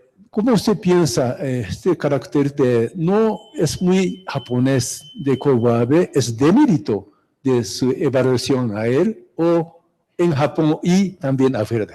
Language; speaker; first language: Spanish; non-native, fluent; Japanese